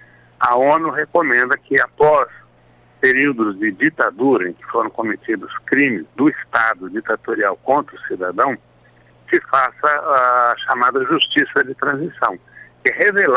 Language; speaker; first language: Portuguese; native; Portuguese